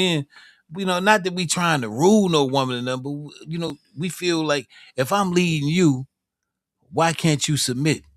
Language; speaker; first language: English; native; English